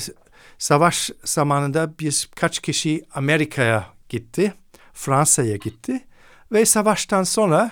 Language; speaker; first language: Turkish; non-native, fluent; German